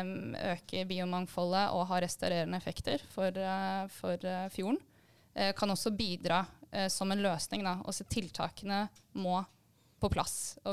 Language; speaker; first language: Norwegian; native; Norwegian